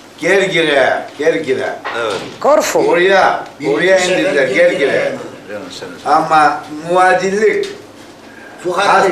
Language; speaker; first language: Turkish; early bilingual, heritage; Turkish